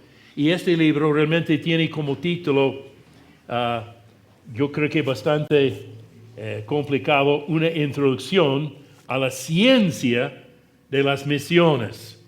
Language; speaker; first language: Spanish; non-native, fluent; English